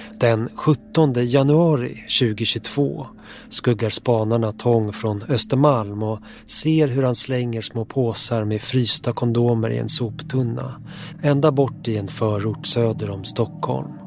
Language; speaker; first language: Swedish; native; Swedish